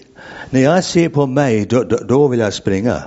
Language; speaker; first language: Swedish; non-native, fluent; English